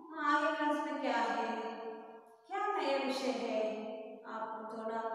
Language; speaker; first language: Hindi; non-native, local second language; Kannada